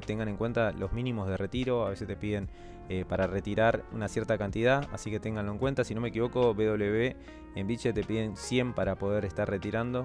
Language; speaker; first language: Spanish; native; Spanish